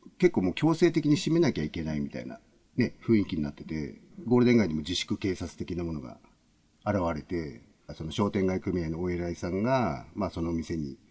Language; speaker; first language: Japanese; native; Japanese